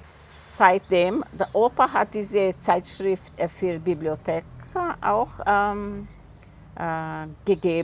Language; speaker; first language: German; non-native, local second language; Portuguese